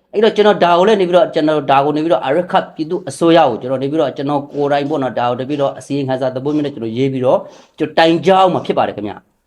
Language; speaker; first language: Burmese; non-native, local second language; Rohingya